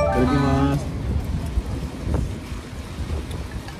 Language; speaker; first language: Japanese; non-native, fluent; Indonesian